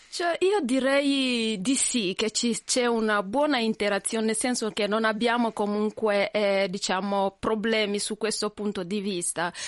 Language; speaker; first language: Italian; non-native, fluent; Swahili